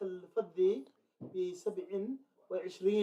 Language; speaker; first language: Arabic; non-native, learner; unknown